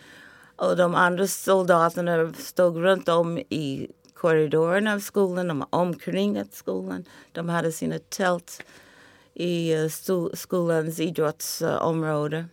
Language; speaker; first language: Swedish; non-native, fluent; English